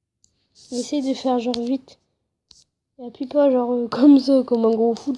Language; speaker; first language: French; native; French